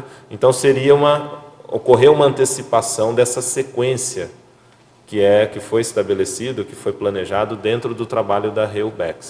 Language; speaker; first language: Portuguese; native; Portuguese